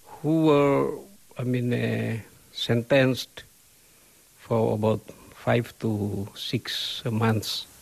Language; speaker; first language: English; non-native, learner; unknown